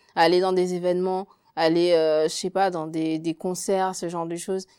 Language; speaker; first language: French; native; French